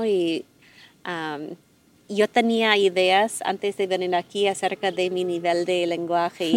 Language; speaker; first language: Spanish; non-native, fluent; English